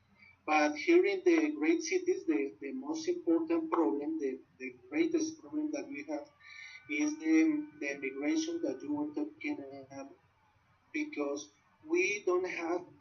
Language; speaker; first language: English; non-native, learner; Spanish